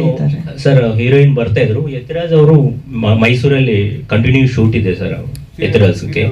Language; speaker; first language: Kannada; non-native, fluent; Telugu